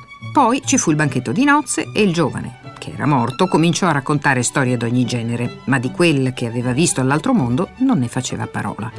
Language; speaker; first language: Italian; native; Italian